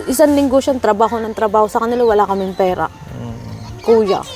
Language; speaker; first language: Filipino; native; Filipino